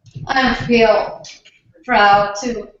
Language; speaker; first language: English; non-native, learner; Spanish